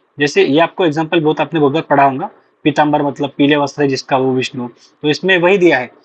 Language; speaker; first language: Hindi; non-native, local second language; Marathi